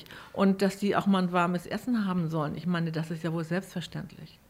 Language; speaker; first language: German; native; German